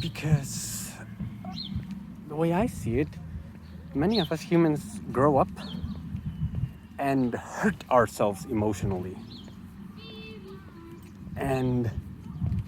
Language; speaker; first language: English; non-native, fluent; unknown